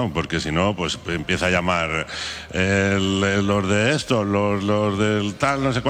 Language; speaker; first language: Spanish; native; Spanish